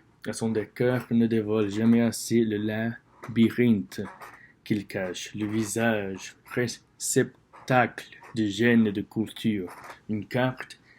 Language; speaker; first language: French; non-native, learner; English